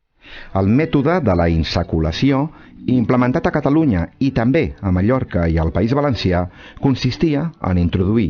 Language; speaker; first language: Catalan; native; Catalan